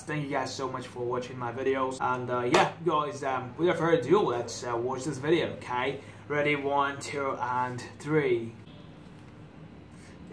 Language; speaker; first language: English; non-native, fluent; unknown